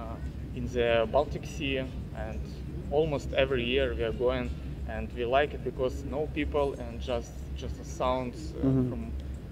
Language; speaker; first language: English; non-native, learner; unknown